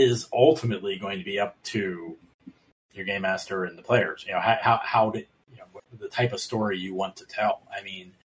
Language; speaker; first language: English; native; English